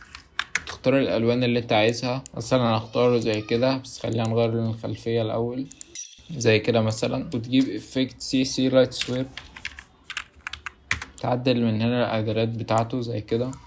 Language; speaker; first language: Arabic; native; Arabic